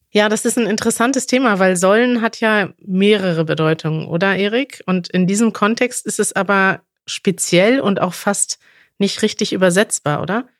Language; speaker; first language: German; native; German